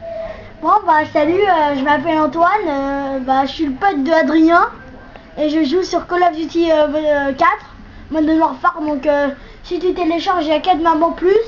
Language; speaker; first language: French; native; French